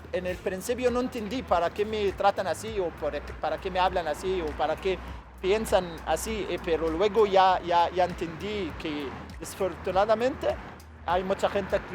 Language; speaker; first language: Spanish; non-native, fluent; Arabic